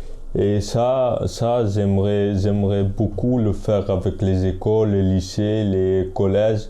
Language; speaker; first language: French; non-native, fluent; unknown